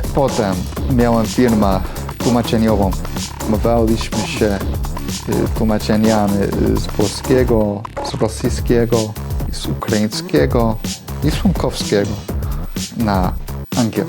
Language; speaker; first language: Polish; non-native, fluent; English